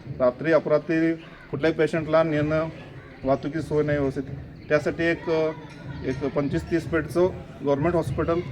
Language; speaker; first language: Marathi; non-native, local second language; Kannada